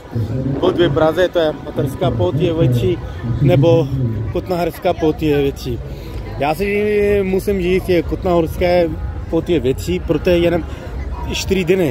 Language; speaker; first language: Czech; non-native, learner; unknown